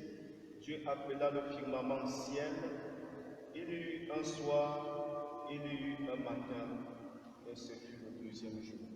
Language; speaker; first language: French; native; French